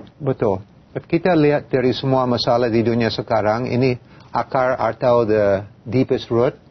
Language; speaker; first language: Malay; non-native, fluent; English